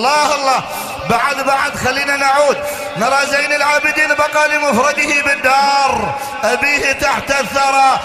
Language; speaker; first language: Arabic; native; Arabic